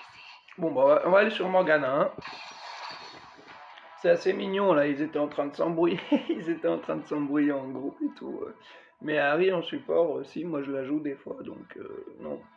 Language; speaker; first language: French; native; French